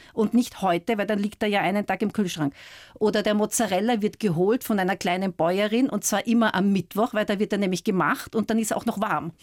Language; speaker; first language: German; native; German